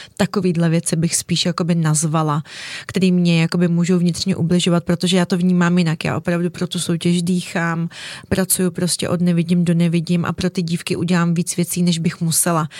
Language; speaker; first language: Czech; early bilingual, other home language; Russian